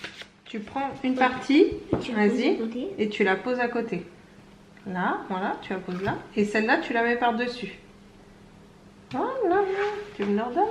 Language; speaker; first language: French; native; French